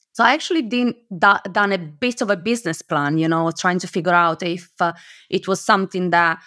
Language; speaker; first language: English; non-native, fluent; Italian